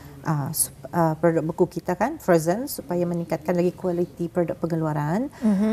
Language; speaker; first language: Malay; native; Malay